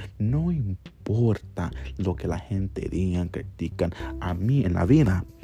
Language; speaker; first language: Spanish; early bilingual, heritage; Spanish